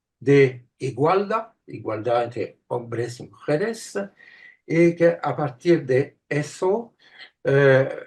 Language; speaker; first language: Spanish; non-native, fluent; French